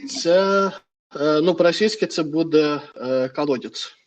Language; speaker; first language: Ukrainian; non-native, learner; Russian